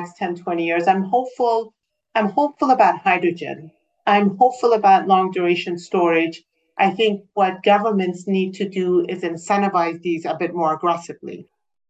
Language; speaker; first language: English; non-native, fluent; Persian